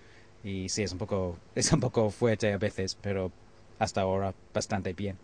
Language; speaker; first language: Spanish; non-native, learner; English